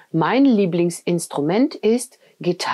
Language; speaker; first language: German; non-native, fluent; French